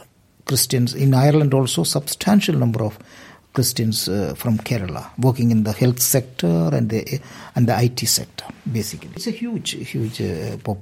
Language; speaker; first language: English; non-native, local second language; Malayalam